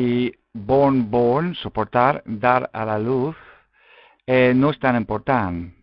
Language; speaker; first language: Catalan; non-native, local second language; Spanish